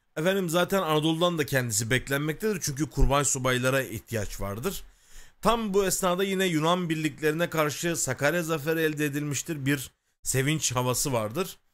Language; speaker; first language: Turkish; native; Turkish